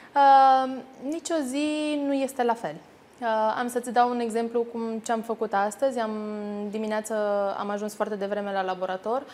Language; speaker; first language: Romanian; native; Romanian